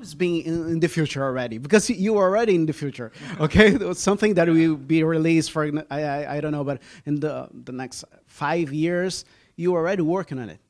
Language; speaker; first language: English; non-native, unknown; Portuguese